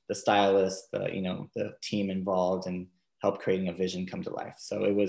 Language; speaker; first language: English; native; English